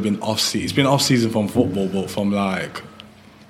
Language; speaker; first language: English; early bilingual, other home language; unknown